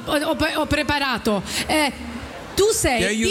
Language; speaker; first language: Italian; non-native, learner; German